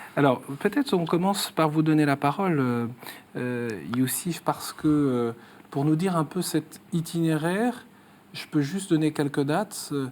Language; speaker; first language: French; native; French